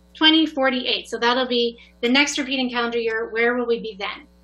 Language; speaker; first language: English; native; English